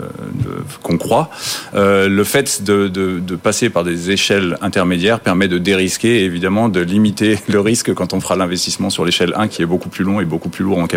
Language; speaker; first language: French; native; French